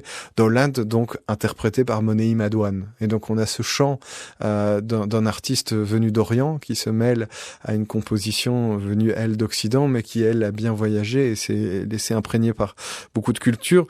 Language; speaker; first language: French; native; French